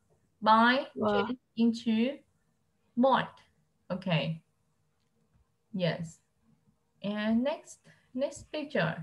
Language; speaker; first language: English; non-native, fluent; Vietnamese